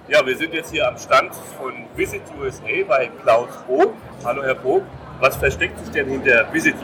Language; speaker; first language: German; native; German